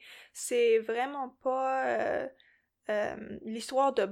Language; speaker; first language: French; non-native, local second language; English